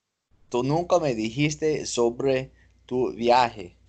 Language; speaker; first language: Spanish; non-native, learner; English